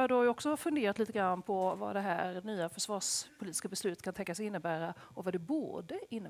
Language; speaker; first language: Swedish; native; Swedish